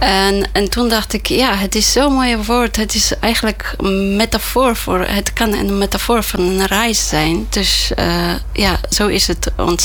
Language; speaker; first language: Dutch; non-native, fluent; Polish